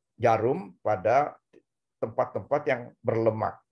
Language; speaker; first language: Indonesian; native; Indonesian